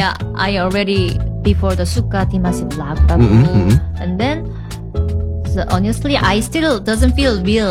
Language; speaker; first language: English; non-native, learner; Korean